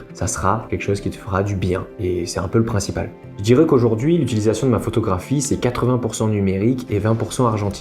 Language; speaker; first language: French; native; French